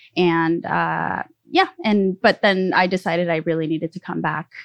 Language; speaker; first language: English; early bilingual, other home language; Spanish